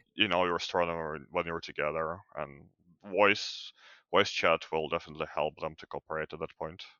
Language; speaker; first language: English; non-native, fluent; Ukrainian